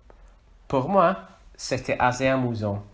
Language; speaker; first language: French; non-native, learner; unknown